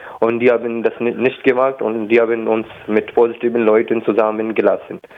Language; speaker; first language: German; non-native, learner; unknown